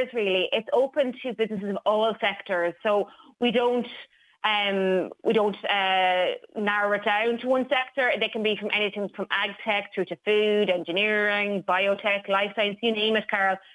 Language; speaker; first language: English; native; English